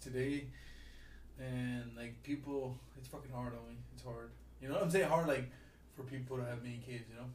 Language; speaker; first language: English; early bilingual, other home language; Spanish